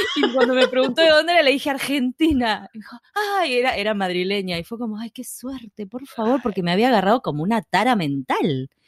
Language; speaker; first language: Spanish; native; Spanish